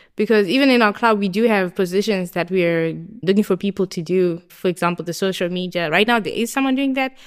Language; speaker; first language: English; non-native, local second language; Shona